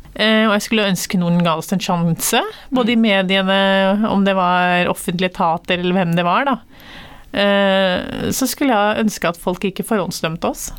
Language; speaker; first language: Norwegian; early bilingual, other home language; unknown